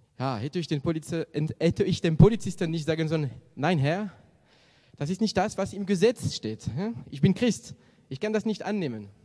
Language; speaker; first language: German; non-native, fluent; French